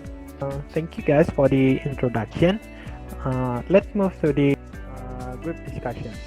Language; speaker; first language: English; non-native, learner; Indonesian